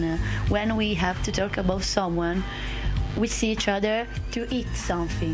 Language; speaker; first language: English; non-native, fluent; Italian